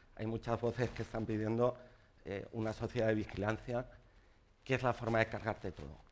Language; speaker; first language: Spanish; native; Spanish